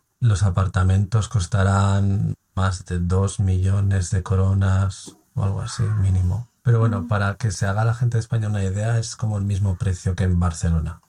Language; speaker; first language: Spanish; native; Spanish